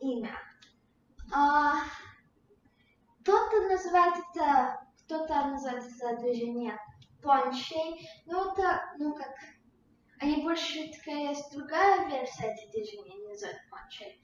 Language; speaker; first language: Russian; early bilingual, heritage; Russian